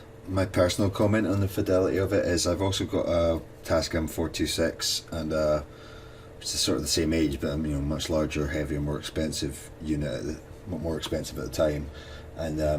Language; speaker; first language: English; native; English